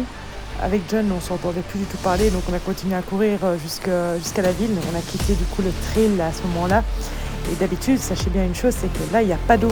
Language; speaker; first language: French; native; French